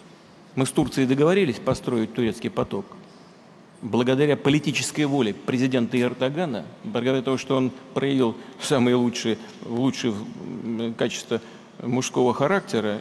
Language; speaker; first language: Russian; native; Russian